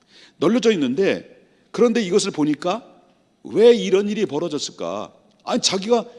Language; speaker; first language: Korean; native; Korean